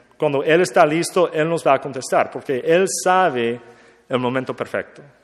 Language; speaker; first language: Spanish; non-native, learner; English